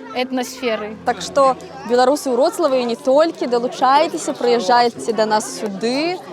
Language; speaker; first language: Belarusian; non-native, local second language; Russian